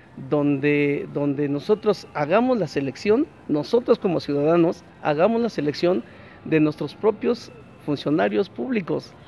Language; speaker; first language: Spanish; native; Spanish